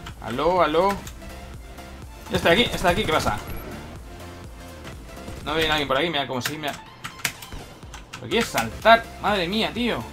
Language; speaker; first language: Spanish; native; Spanish